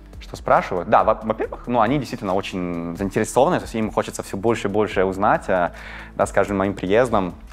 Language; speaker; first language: Russian; non-native, fluent; Italian